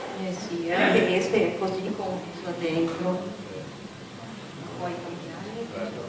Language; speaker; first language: Italian; non-native, learner; Portuguese